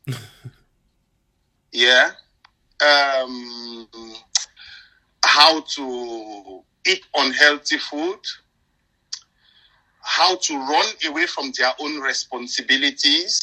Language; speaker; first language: English; non-native, local second language; French